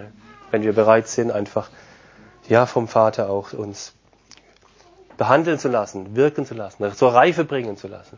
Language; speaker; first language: German; non-native, fluent; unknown